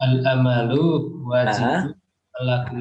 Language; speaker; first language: Arabic; non-native, learner; Indonesian